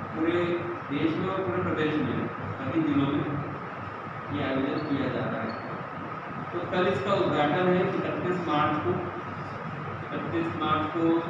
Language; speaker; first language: Hindi; native; Hindi